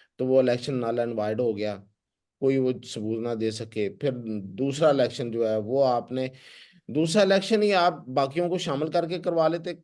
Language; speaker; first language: Urdu; non-native, local second language; Punjabi